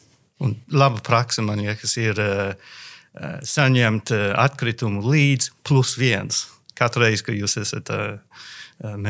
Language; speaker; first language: Latvian; non-native, learner; English